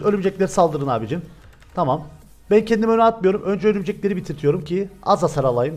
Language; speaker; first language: Turkish; native; Turkish